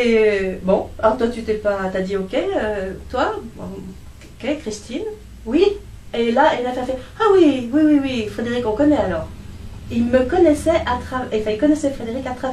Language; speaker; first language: French; native; French